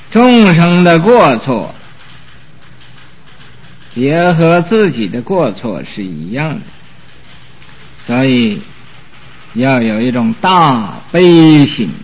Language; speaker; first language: Chinese; native; Chinese